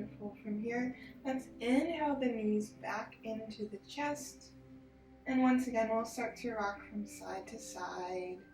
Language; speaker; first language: English; native; English